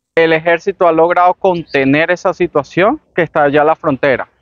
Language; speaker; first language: Spanish; native; Spanish